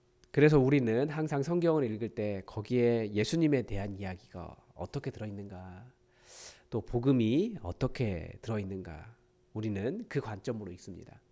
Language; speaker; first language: Korean; native; Korean